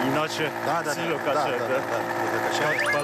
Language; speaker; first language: Russian; non-native, learner; Korean